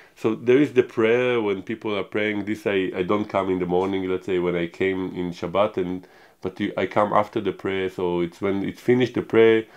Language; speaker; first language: English; non-native, fluent; Hebrew